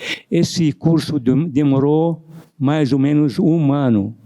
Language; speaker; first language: Portuguese; non-native, fluent; Arabic